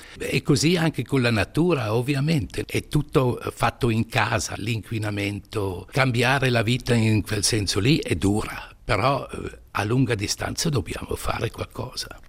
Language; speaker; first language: Italian; non-native, local second language; German